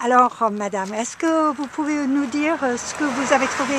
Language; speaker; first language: French; non-native, fluent; English